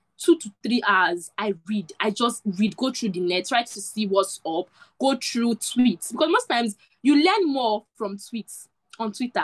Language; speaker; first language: English; non-native, local second language; Igbo